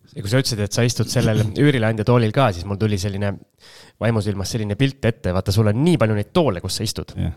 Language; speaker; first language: Estonian; native; Estonian